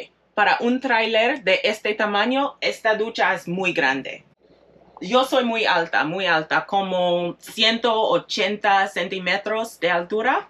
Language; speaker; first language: Spanish; non-native, fluent; English